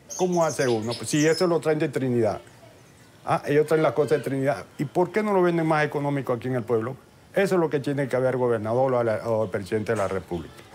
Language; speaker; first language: Spanish; native; Spanish